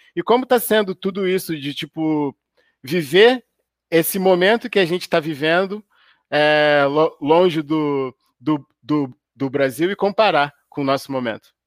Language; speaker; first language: Portuguese; native; Portuguese